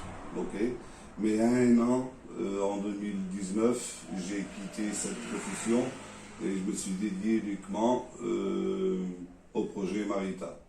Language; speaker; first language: French; non-native, learner; Portuguese